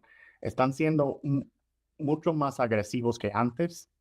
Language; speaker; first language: Spanish; non-native, fluent; English